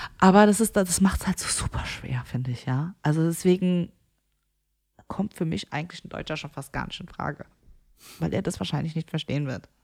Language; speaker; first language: German; early bilingual, other home language; Korean